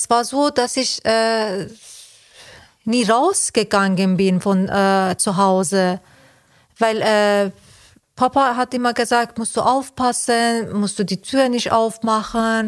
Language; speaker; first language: German; non-native, fluent; Persian